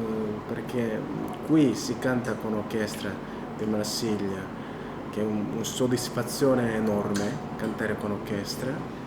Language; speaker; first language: Italian; non-native, fluent; Korean